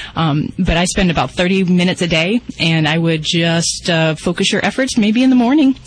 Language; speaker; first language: English; native; English